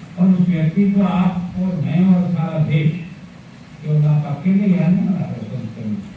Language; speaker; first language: Hindi; native; Hindi